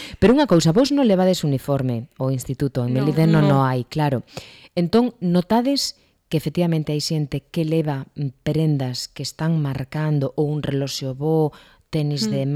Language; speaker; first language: Galician; non-native, local second language; Spanish